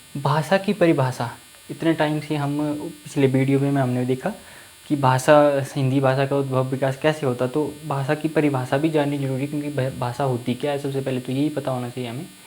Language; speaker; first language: Hindi; native; Hindi